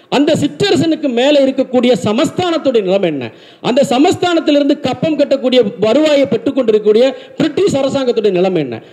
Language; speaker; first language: Tamil; native; Tamil